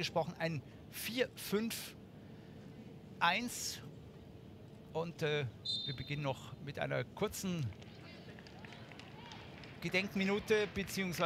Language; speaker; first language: German; native; German